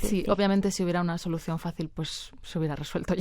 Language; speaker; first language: Spanish; native; Spanish